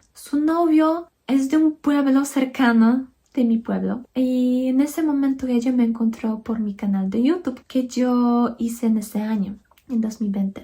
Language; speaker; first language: Spanish; non-native, fluent; Polish